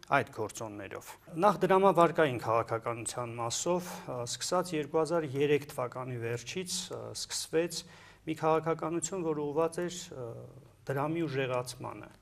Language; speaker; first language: Armenian; native; Armenian